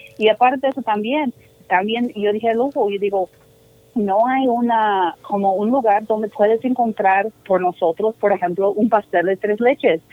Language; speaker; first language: Spanish; non-native, fluent; English